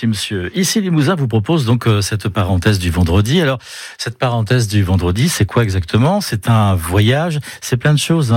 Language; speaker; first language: French; native; French